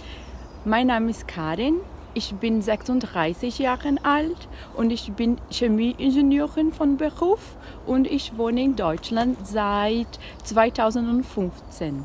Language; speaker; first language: German; non-native, learner; Portuguese